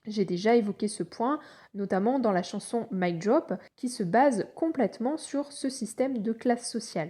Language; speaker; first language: French; native; French